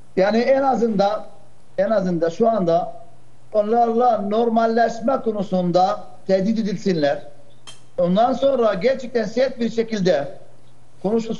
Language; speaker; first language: Turkish; non-native, fluent; Arabic